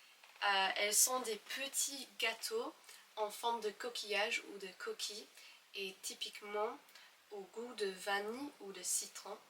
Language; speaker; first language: French; non-native, fluent; English